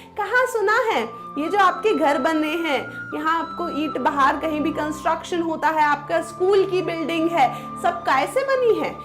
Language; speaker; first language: Hindi; non-native, local second language; Gujarati